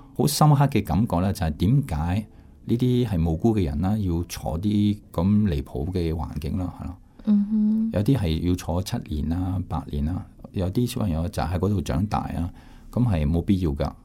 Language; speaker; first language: Cantonese; non-native, fluent; French